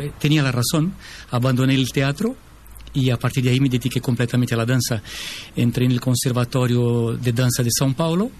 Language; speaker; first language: Spanish; early bilingual, heritage; Portuguese